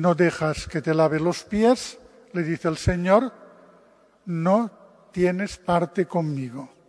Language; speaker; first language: Spanish; non-native, local second language; Catalan